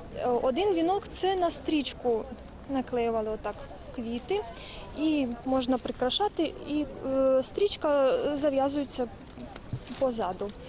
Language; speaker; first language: Ukrainian; native; Ukrainian